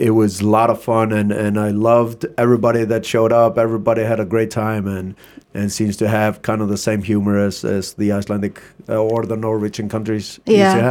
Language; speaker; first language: English; non-native, fluent; Icelandic